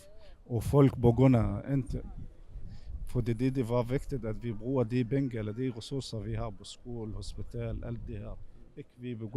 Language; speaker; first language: Danish; non-native, fluent; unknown